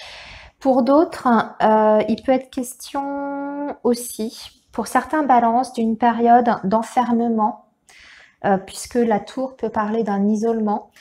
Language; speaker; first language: French; native; French